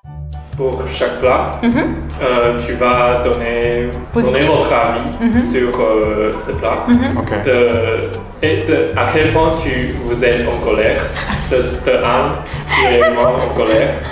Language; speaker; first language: French; non-native, learner; Chinese